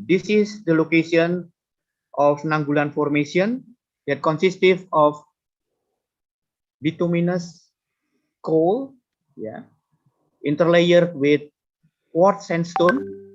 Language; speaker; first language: English; non-native, fluent; Indonesian